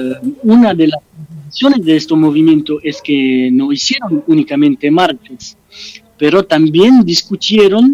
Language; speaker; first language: Spanish; non-native, fluent; French